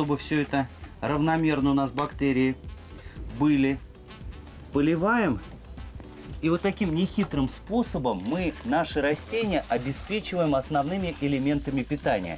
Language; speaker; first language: Russian; native; Russian